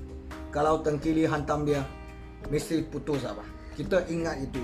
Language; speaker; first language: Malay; non-native, local second language; Chinese